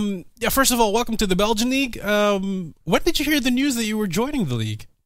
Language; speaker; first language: English; non-native, fluent; Dutch